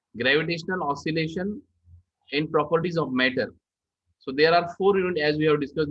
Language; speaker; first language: English; non-native, local second language; Marathi